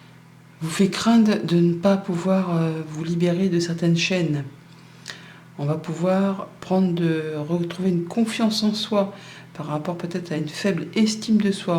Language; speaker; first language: French; native; French